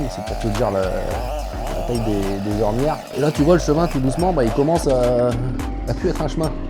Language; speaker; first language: French; native; French